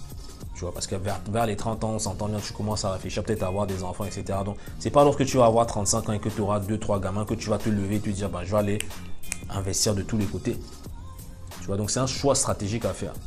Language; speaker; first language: French; native; French